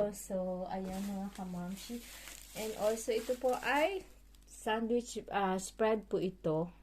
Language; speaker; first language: Filipino; native; Filipino